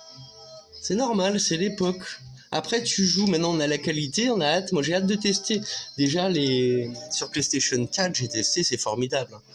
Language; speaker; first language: French; native; French